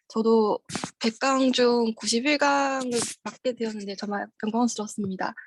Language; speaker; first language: Korean; non-native, fluent; Chinese